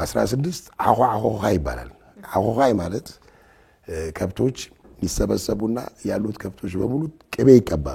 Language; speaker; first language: Amharic; non-native, local second language; Tigrinya